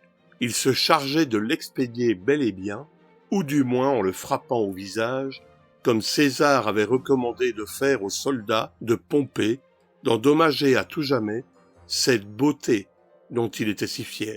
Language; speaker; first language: French; native; French